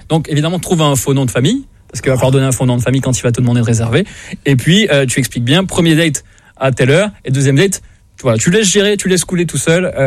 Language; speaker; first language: French; native; French